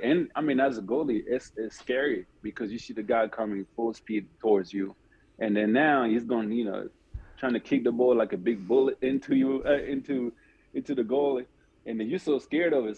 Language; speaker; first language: English; non-native, fluent; French